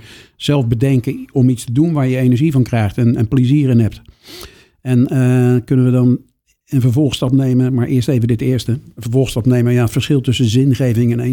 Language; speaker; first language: Dutch; native; Dutch